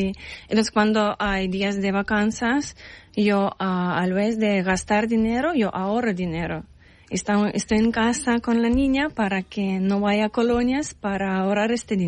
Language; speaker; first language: Spanish; non-native, learner; Ukrainian